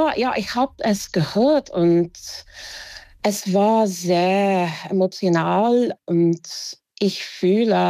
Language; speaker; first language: German; non-native, fluent; English